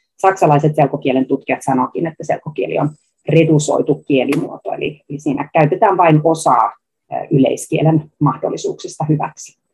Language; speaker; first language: Finnish; native; Finnish